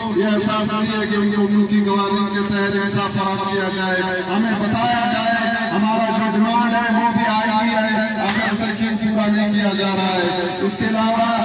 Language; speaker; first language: Urdu; non-native, local second language; Baluchi